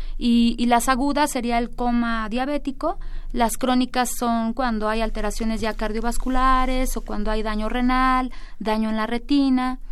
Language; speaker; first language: Spanish; native; Spanish